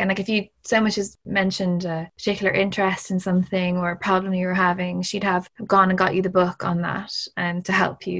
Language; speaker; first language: English; native; English